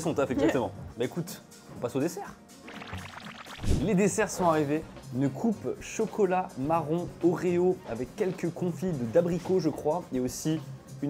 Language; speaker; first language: French; native; French